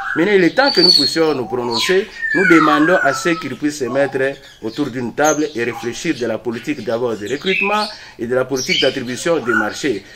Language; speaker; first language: French; non-native, local second language; Swahili